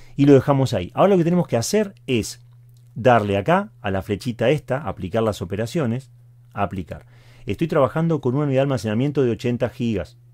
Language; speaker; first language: Spanish; native; Spanish